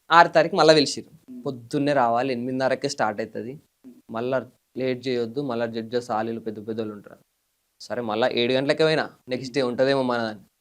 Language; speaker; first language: Telugu; native; Telugu